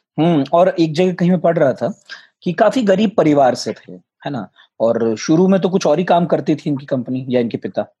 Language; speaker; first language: Hindi; native; Hindi